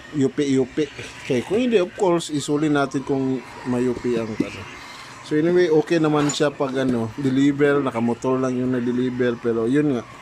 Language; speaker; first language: Filipino; non-native, local second language; Cebuano